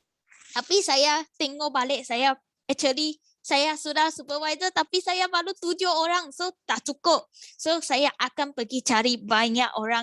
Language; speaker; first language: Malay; non-native, local second language; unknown